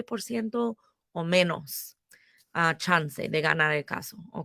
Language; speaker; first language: Spanish; non-native, fluent; English